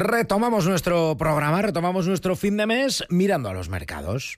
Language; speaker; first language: Spanish; native; Spanish